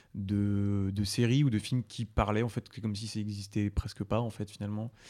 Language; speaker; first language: French; native; French